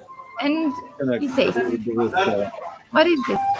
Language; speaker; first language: English; non-native, fluent; Greek